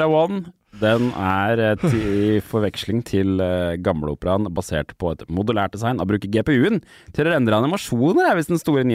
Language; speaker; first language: Norwegian; native; Norwegian